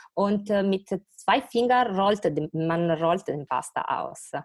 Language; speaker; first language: German; non-native, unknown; Italian